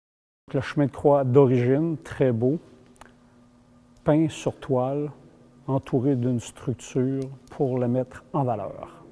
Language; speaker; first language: French; native; French